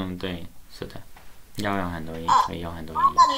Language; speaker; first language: Chinese; native; Chinese